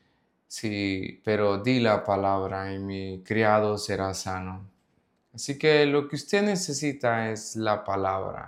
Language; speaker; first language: Spanish; native; Spanish